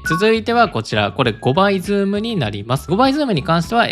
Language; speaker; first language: Japanese; native; Japanese